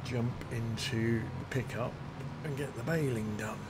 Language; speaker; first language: English; native; English